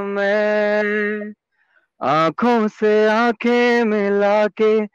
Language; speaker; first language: Hindi; native; Hindi